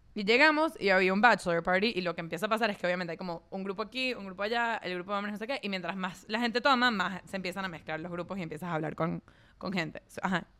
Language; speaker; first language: Spanish; native; Spanish